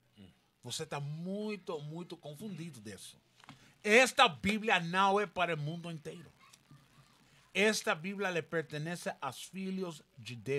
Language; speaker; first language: Portuguese; non-native, learner; Spanish